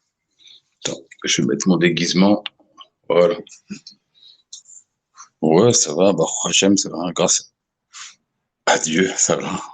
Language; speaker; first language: French; native; French